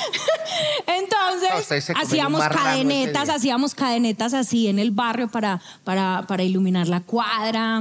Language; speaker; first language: Spanish; native; Spanish